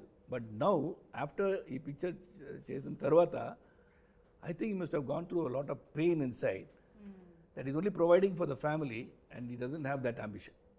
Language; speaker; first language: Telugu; non-native, local second language; Tamil